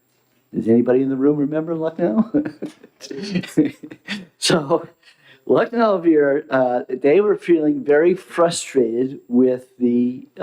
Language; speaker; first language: English; native; English